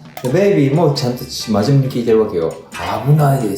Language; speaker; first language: Japanese; native; Japanese